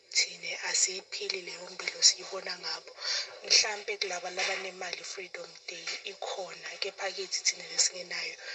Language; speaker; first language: Zulu; non-native, local second language; Swati